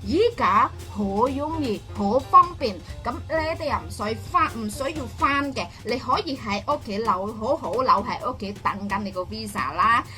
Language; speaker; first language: Cantonese; non-native, fluent; Indonesian